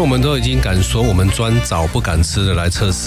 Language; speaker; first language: Chinese; native; Chinese